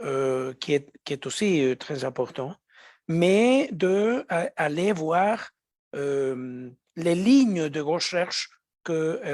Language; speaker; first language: French; non-native, fluent; Spanish